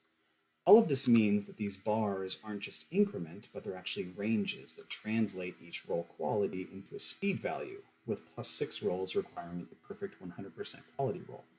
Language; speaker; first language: English; native; English